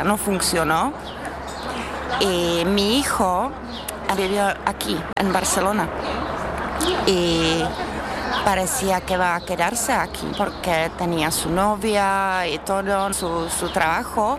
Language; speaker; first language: Spanish; non-native, fluent; Czech